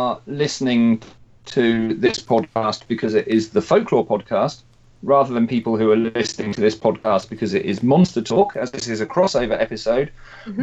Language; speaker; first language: English; native; English